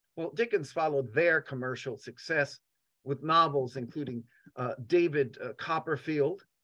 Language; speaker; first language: English; native; English